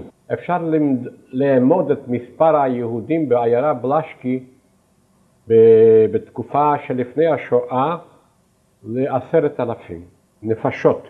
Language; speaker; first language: Hebrew; non-native, fluent; Yiddish